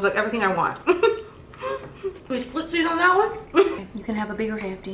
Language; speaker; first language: English; native; English